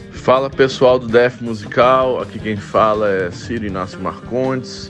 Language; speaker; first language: Portuguese; native; Portuguese